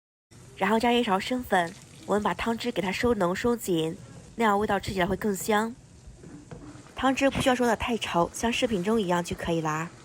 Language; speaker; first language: Chinese; native; Chinese